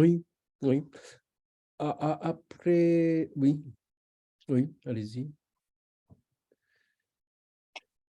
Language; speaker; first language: French; non-native, learner; Japanese